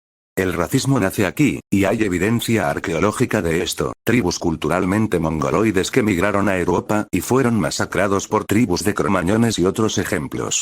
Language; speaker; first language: Spanish; native; Spanish